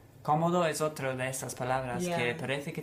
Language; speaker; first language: Spanish; non-native, fluent; English